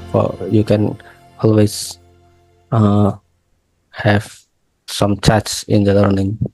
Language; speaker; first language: English; non-native, learner; Indonesian